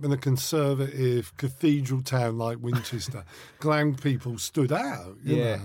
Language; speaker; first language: English; native; English